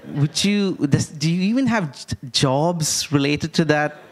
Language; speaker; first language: English; non-native, local second language; Malayalam